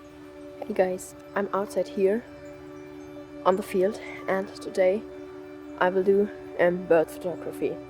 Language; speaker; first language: English; non-native, learner; German